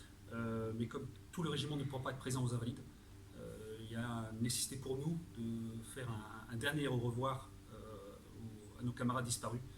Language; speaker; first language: French; native; French